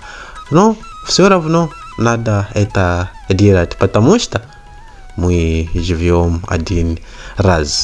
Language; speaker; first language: Russian; non-native, learner; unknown